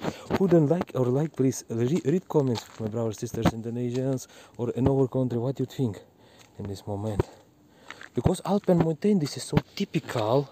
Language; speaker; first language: English; non-native, learner; Russian